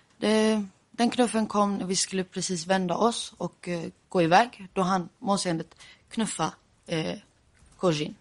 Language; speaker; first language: Swedish; early bilingual, other home language; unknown